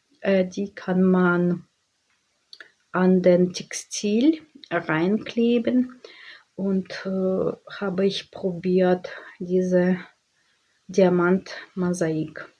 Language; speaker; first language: German; non-native, learner; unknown